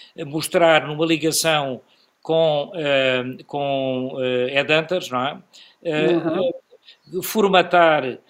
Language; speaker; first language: Portuguese; native; Portuguese